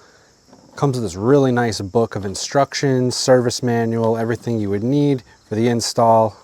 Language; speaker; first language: English; native; English